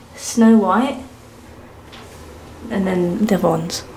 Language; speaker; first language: English; native; English